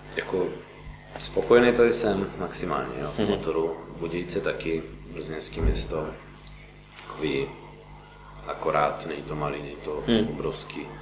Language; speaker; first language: Czech; non-native, fluent; Slovenian